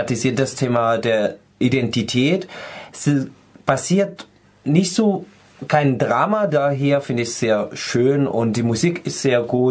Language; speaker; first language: German; non-native, fluent; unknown